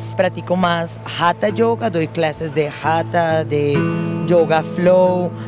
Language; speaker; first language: Spanish; non-native, fluent; Dutch